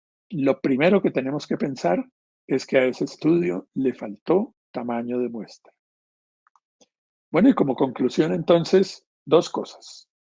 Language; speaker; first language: Spanish; native; Spanish